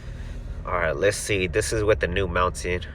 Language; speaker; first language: English; native; English